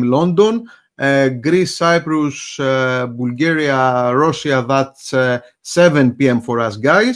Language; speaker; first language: English; non-native, fluent; Greek